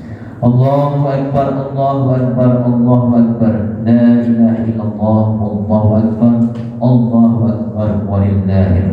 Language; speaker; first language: Indonesian; native; Indonesian